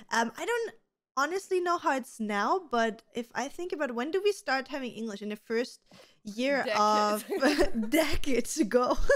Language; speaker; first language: English; non-native, fluent; German